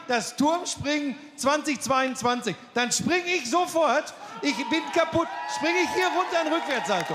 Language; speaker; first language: German; native; German